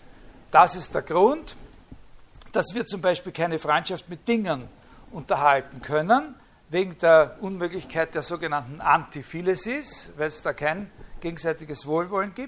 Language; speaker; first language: German; native; German